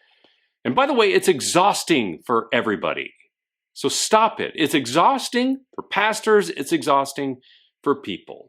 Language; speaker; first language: English; native; English